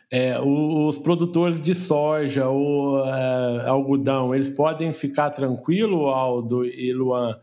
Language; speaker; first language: Portuguese; native; Portuguese